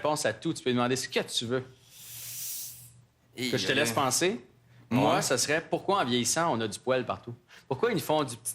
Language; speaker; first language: French; native; French